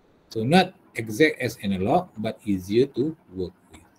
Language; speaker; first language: English; non-native, local second language; Malay